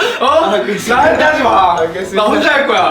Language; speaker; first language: Korean; native; Korean